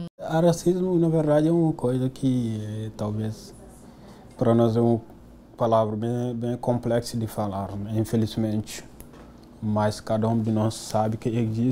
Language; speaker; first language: Portuguese; non-native, fluent; Wolof